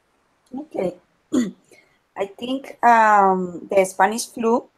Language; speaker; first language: English; non-native, learner; Spanish